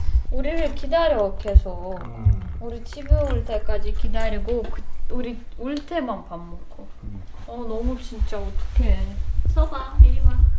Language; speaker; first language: Korean; non-native, fluent; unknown